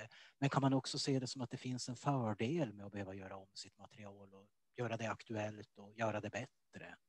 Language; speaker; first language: Swedish; native; Swedish